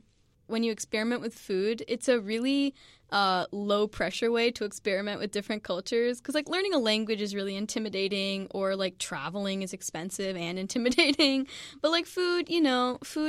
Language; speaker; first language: English; native; English